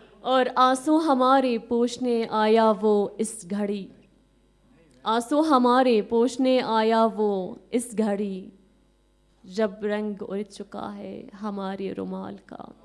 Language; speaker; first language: Urdu; non-native, fluent; Arabic